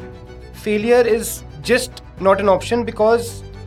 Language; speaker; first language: English; non-native, local second language; Hindi